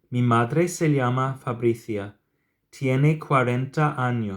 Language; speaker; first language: Spanish; non-native, fluent; English